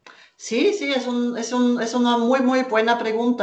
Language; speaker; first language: Spanish; non-native, fluent; German